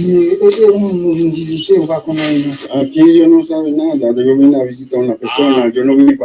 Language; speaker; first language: Spanish; non-native, learner; Haitian Creole